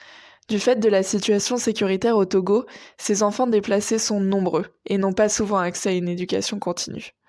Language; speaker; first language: French; native; French